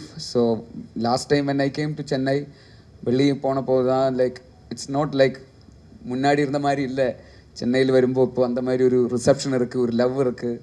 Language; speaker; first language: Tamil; non-native, learner; Malayalam